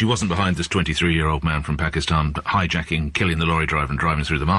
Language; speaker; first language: English; native; English